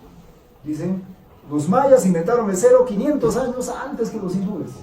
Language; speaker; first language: Spanish; native; Spanish